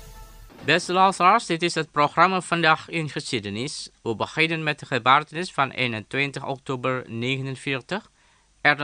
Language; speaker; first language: Dutch; non-native, fluent; Indonesian